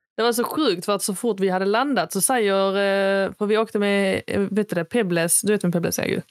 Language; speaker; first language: Swedish; early bilingual, other home language; Arabic